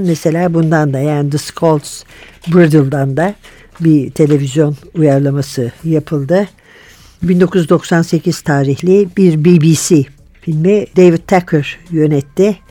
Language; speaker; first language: Turkish; native; Turkish